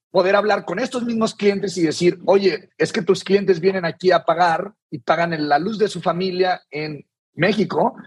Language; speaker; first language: Spanish; native; Spanish